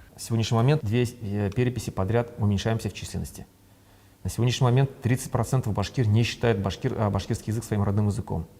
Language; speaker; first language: Russian; non-native, local second language; Bashkir